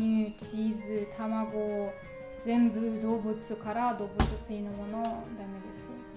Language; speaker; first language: Japanese; non-native, learner; German